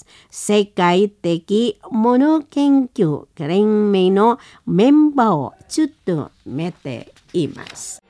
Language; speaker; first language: Japanese; non-native, learner; Indonesian